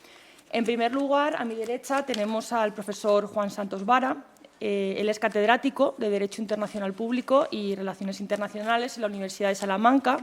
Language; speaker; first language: Spanish; native; Spanish